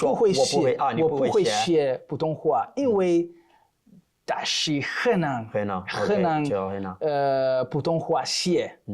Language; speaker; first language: Chinese; non-native, learner; Portuguese